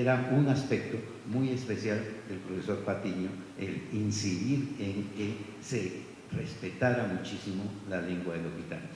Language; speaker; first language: Spanish; native; Spanish